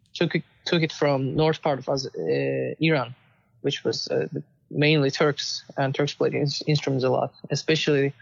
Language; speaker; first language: English; non-native, fluent; Turkish